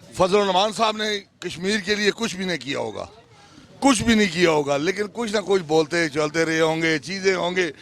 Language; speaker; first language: Urdu; non-native, local second language; Punjabi